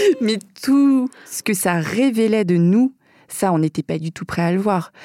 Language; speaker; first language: French; early bilingual, other home language; Vietnamese